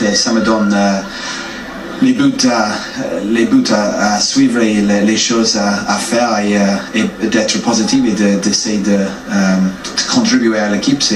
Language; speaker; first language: French; non-native, fluent; English